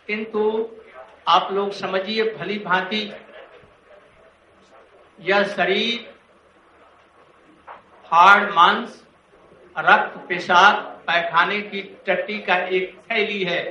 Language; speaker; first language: Hindi; native; Hindi